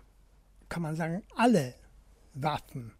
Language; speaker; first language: German; non-native, fluent; Polish